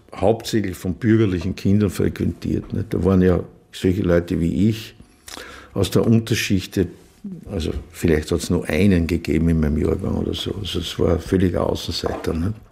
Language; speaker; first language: German; native; German